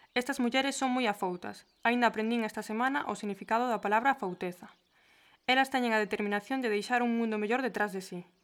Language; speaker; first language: Galician; early bilingual, heritage; Galician